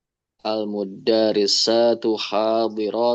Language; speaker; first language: Arabic; non-native, learner; Indonesian